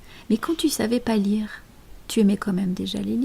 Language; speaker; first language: French; native; French